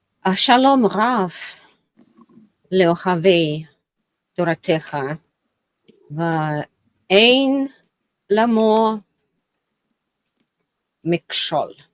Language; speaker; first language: Hebrew; non-native, learner; English